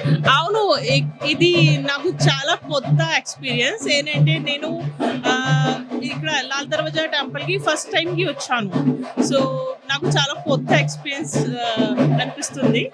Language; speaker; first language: Telugu; non-native, learner; Hindi